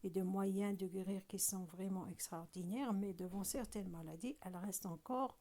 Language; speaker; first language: French; non-native, local second language; Arabic